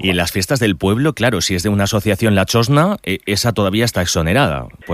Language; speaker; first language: Spanish; native; Spanish